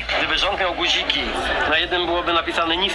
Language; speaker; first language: Polish; native; Polish